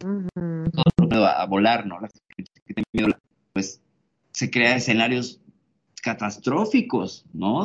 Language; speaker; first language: Spanish; native; Spanish